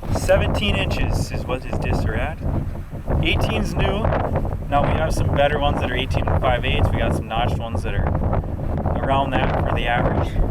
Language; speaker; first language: English; native; English